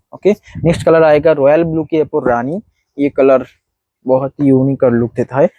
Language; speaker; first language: Hindi; non-native, local second language; Bangla